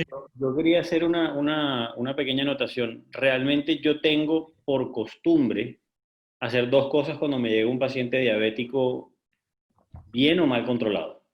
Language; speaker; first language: Spanish; native; Spanish